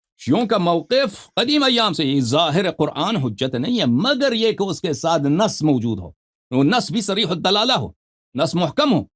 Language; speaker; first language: Urdu; non-native, fluent; Persian